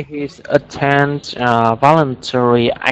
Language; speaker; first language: English; non-native, learner; Vietnamese